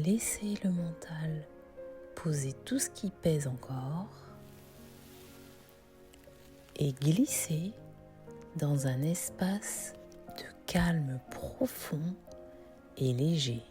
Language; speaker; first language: French; native; French